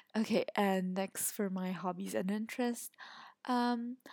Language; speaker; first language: English; non-native, fluent; Indonesian